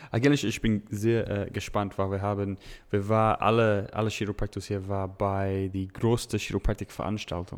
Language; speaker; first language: German; non-native, learner; English